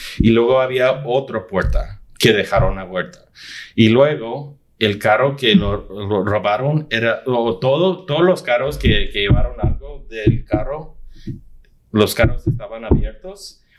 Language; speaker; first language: Spanish; early bilingual, heritage; Spanish